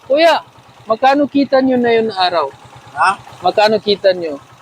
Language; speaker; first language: Filipino; non-native, learner; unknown